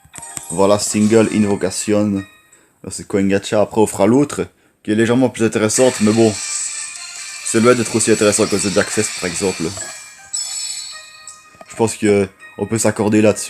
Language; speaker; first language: French; native; French